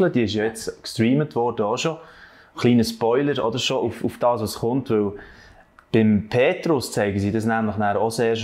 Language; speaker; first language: German; native; German